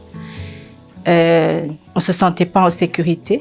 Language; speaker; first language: French; non-native, local second language; Rundi